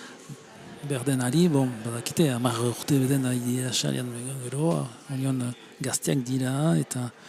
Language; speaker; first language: Basque; native; Basque